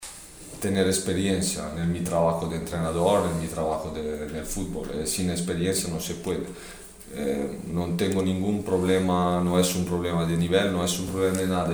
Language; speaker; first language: Spanish; non-native, fluent; Italian